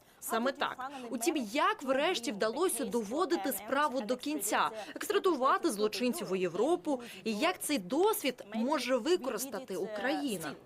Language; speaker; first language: Ukrainian; native; Ukrainian